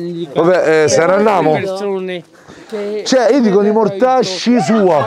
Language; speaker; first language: Italian; native; Italian